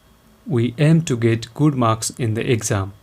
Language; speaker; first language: English; non-native, local second language; Nepali